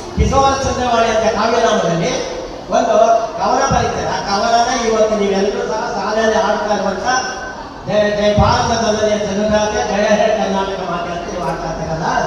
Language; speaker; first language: Kannada; native; Kannada